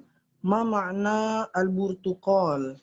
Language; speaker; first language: Arabic; non-native, fluent; Indonesian